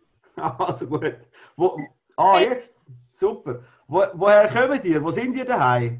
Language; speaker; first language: German; native; German